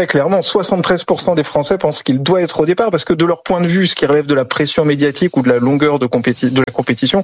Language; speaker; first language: French; native; French